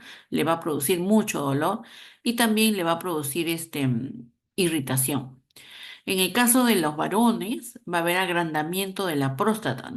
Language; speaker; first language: Spanish; native; Spanish